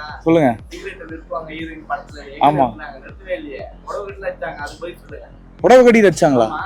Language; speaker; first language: Tamil; native; Tamil